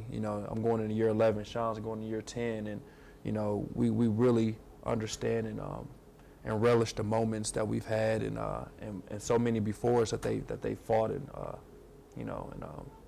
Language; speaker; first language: English; native; English